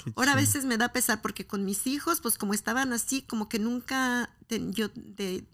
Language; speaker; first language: Spanish; native; Spanish